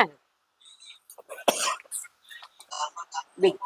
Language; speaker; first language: Hindi; non-native, local second language; Bangla